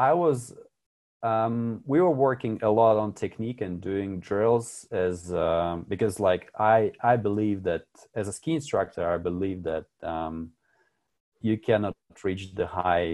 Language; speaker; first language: English; non-native, fluent; Russian